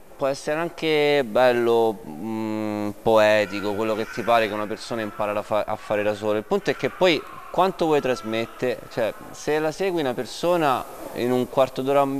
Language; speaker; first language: Italian; native; Italian